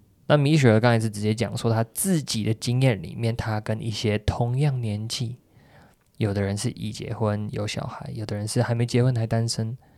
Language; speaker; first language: Chinese; native; Chinese